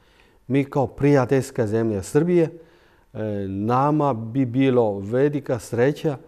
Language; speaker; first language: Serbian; non-native, fluent; Chinese